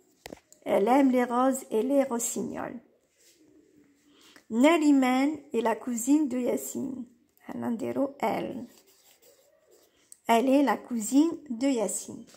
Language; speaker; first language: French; non-native, local second language; Arabic